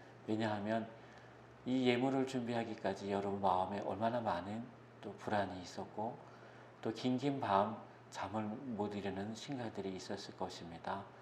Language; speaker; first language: Korean; native; Korean